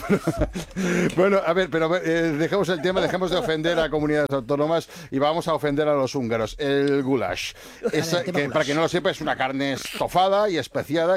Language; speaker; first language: Spanish; native; Spanish